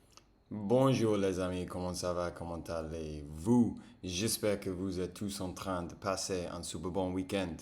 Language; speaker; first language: French; non-native, fluent; English